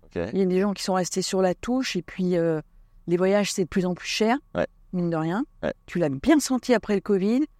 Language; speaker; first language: French; native; French